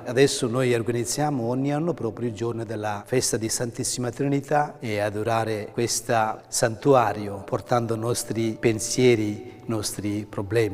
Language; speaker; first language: Italian; non-native, fluent; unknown